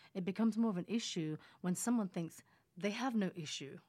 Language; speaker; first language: English; early bilingual, other home language; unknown